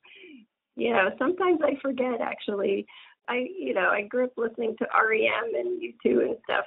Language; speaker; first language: English; early bilingual, other home language; Japanese